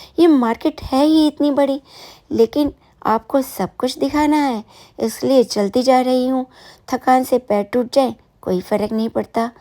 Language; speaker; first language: Hindi; native; Hindi